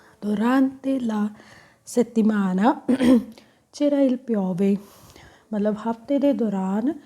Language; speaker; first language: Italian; non-native, learner; Punjabi